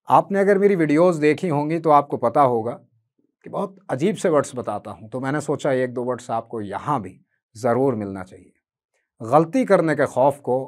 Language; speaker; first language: Hindi; native; Hindi